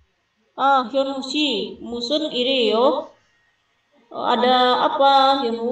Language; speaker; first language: Korean; non-native, learner; Indonesian